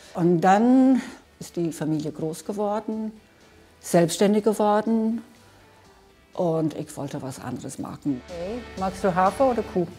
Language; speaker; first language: German; non-native, fluent; English